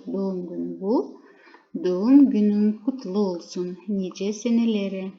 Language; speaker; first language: Turkish; non-native, fluent; Kazakh